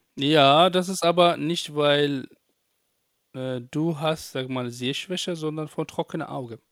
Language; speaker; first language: German; non-native, fluent; Arabic